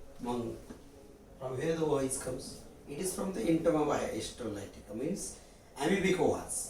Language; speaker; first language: English; non-native, local second language; Marathi